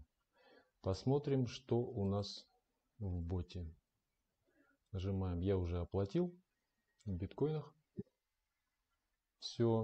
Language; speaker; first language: Russian; native; Russian